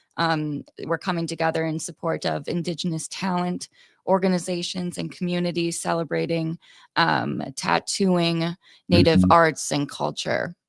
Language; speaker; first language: English; native; English